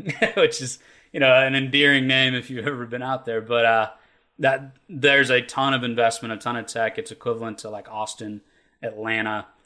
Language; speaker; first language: English; native; English